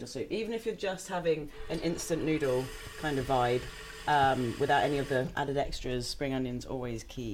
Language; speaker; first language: English; native; English